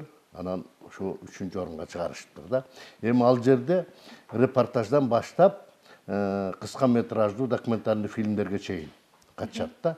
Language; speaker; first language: Kyrgyz; native; Kyrgyz